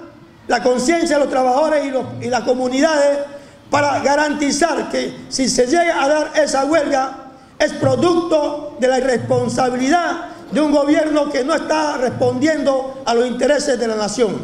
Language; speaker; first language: Spanish; native; Spanish